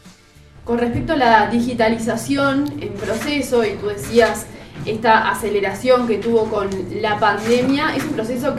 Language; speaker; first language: Spanish; native; Spanish